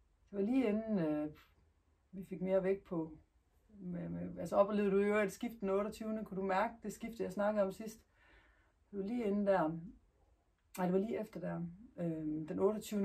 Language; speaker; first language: Danish; native; Danish